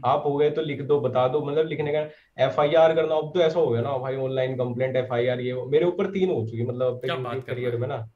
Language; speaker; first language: Hindi; native; Hindi